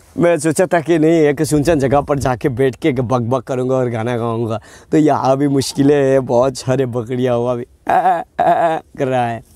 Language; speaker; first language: Hindi; non-native, local second language; Bangla